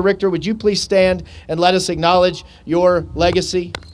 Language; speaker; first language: English; native; English